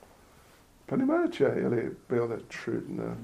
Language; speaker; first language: Russian; non-native, learner; English